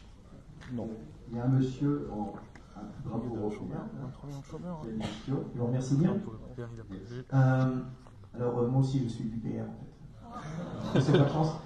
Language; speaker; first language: French; native; French